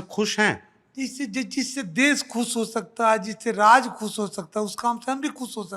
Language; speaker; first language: Hindi; native; Hindi